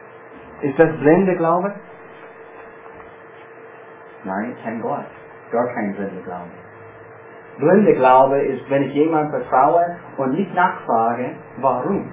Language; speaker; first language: German; non-native, fluent; English